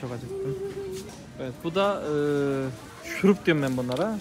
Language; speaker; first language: Turkish; native; Turkish